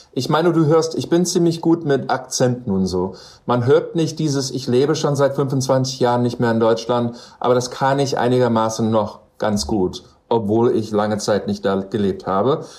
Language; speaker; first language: German; non-native, fluent; English